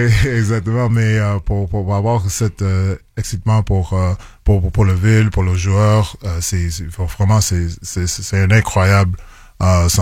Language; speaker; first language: French; non-native, local second language; English